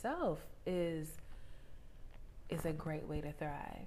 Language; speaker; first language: English; native; English